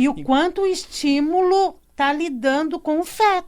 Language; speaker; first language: Portuguese; native; Portuguese